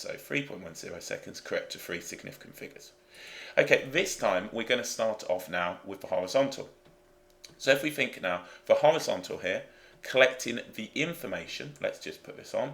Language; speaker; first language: English; native; English